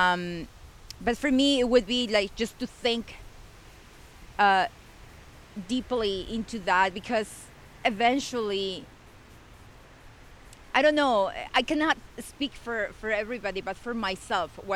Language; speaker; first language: English; non-native, fluent; Spanish